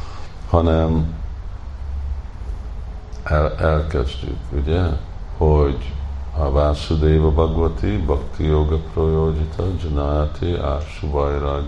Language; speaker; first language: Hungarian; early bilingual, heritage; Hungarian